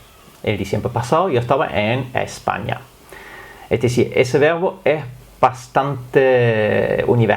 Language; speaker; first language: Spanish; non-native, fluent; German